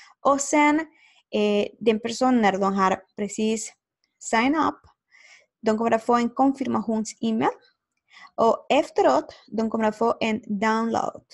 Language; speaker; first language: Swedish; non-native, learner; Spanish